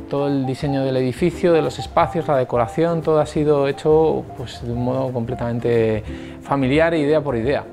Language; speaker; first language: Spanish; native; Spanish